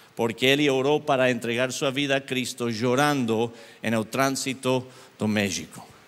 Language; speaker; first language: Portuguese; non-native, learner; English